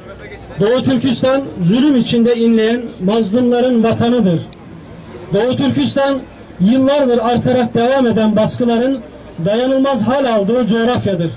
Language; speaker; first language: Turkish; native; Turkish